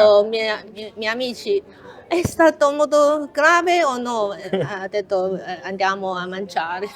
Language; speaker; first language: Italian; non-native, learner; Chinese